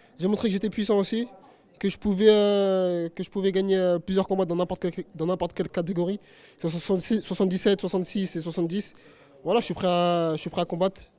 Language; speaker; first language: French; native; French